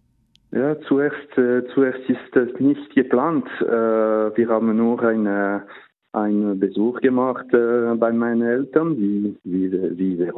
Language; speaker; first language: German; non-native, local second language; French